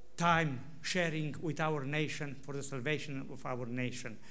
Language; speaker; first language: English; non-native, fluent; Romanian